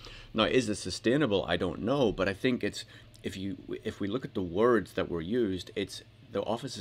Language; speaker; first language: English; native; English